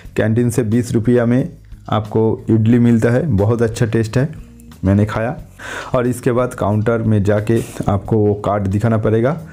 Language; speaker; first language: Hindi; non-native, local second language; Bangla